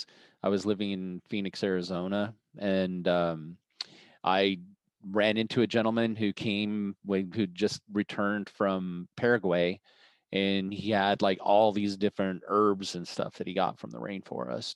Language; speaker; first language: English; native; English